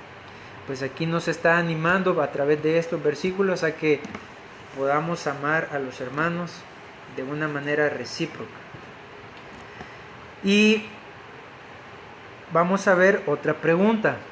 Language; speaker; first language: Spanish; native; Spanish